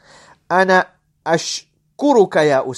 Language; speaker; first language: Arabic; non-native, fluent; English